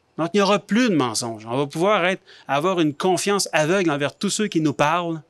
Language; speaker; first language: French; native; French